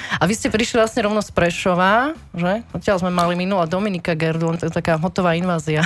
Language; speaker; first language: Slovak; native; Slovak